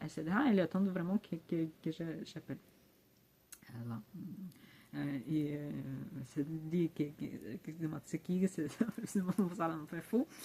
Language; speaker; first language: French; non-native, learner; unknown